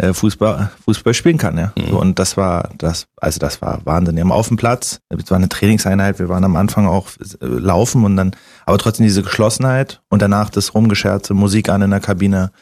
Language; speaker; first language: German; native; German